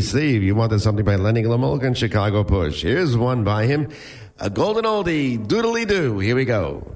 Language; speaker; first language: English; early bilingual, other home language; Polish